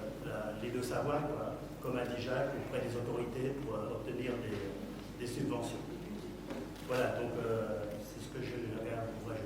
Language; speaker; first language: French; native; French